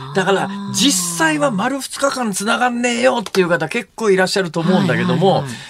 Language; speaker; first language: Japanese; early bilingual, other home language; Chinese